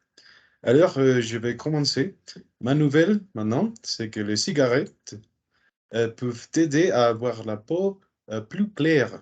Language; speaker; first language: French; non-native, learner; Spanish